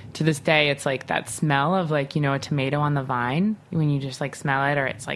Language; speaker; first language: English; native; English